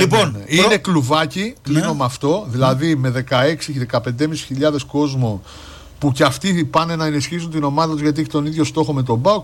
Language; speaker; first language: Greek; native; Greek